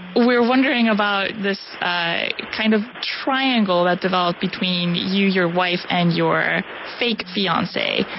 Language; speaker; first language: English; non-native, fluent; Spanish